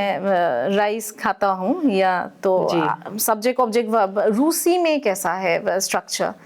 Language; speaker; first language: Hindi; native; Hindi